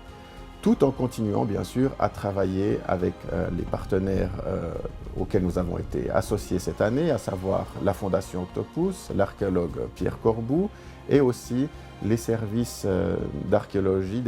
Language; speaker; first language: French; native; French